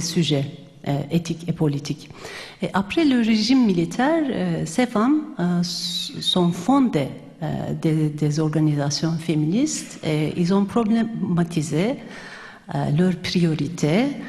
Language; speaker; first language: French; non-native, fluent; Turkish